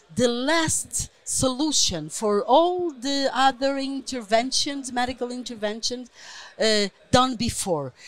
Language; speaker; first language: English; non-native, fluent; Portuguese